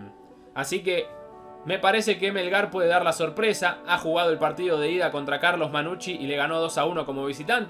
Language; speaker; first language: Spanish; native; Spanish